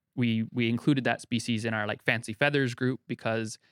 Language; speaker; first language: English; native; English